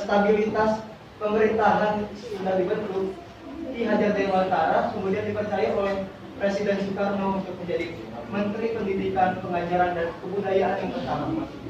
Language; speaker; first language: Indonesian; native; Indonesian